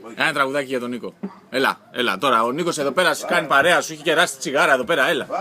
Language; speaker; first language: Greek; native; Greek